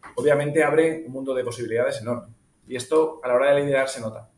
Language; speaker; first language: Spanish; native; Spanish